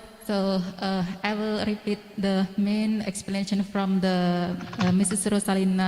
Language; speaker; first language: English; non-native, learner; Indonesian